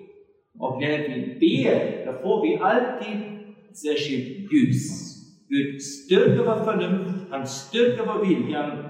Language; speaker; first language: Swedish; non-native, fluent; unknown